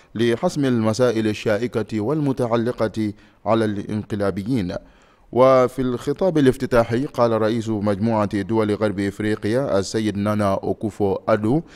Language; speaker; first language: Arabic; non-native, fluent; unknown